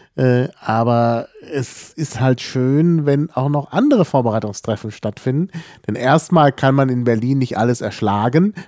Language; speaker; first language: German; native; German